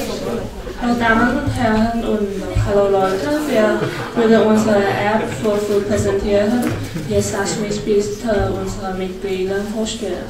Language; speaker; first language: German; non-native, learner; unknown